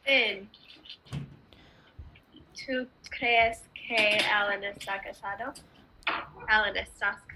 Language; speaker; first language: Spanish; non-native, learner; English